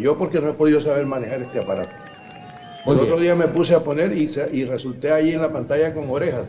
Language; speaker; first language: Spanish; native; Spanish